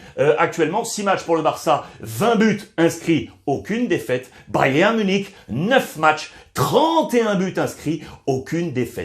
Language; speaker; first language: French; native; French